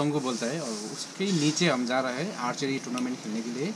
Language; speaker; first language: Hindi; non-native, local second language; Nepali